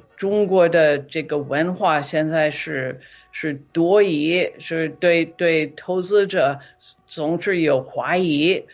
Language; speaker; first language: Chinese; non-native, fluent; English